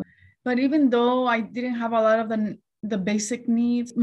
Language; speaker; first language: English; early bilingual, other home language; Spanish